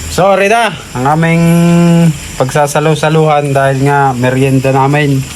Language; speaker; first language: Filipino; native; Filipino